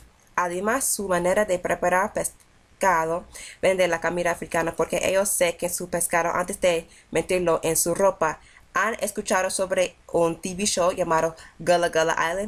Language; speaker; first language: Spanish; non-native, learner; English